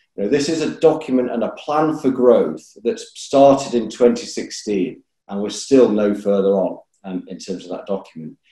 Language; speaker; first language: English; native; English